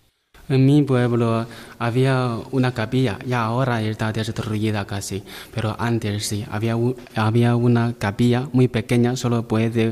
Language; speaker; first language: Spanish; non-native, learner; Chinese